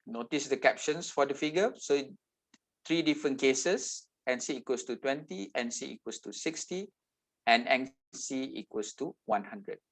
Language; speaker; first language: English; non-native, local second language; Malay